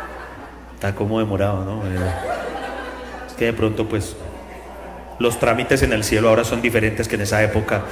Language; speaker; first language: Spanish; native; Spanish